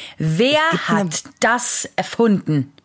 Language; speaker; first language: German; native; German